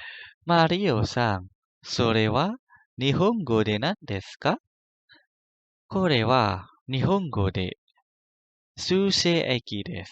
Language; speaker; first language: Japanese; non-native, fluent; Indonesian